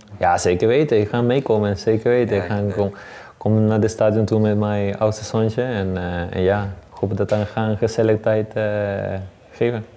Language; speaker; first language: Dutch; non-native, learner; Spanish